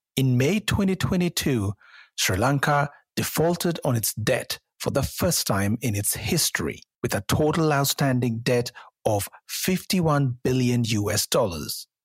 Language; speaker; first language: English; non-native, local second language; Sinhala